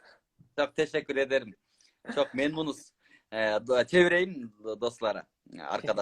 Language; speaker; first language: Turkish; non-native, learner; Kyrgyz